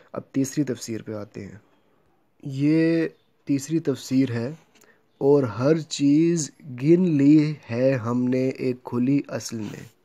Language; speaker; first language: Urdu; native; Urdu